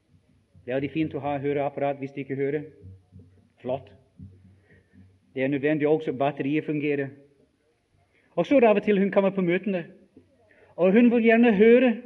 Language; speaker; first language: Norwegian; non-native, fluent; English